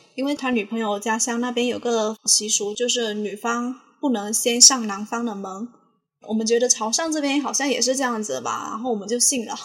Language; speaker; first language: Chinese; native; Chinese